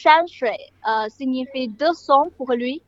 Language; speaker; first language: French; non-native, learner; Chinese